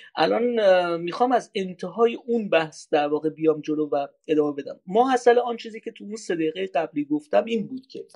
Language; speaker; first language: Persian; native; Persian